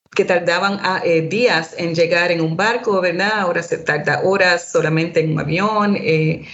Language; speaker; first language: Spanish; early bilingual, heritage; Spanish